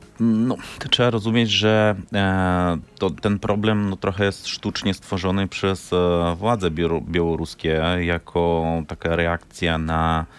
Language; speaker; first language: Polish; non-native, fluent; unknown